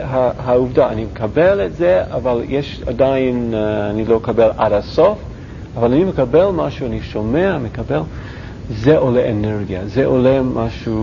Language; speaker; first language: Hebrew; non-native, learner; English